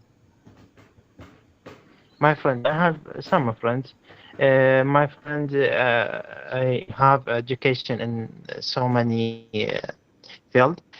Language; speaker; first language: English; non-native, learner; Arabic